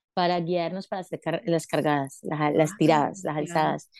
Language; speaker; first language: Spanish; native; Spanish